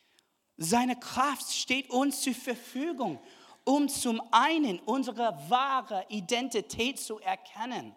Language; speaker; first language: German; non-native, fluent; English